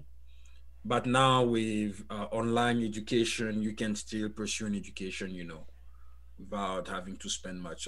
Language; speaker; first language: English; non-native, fluent; French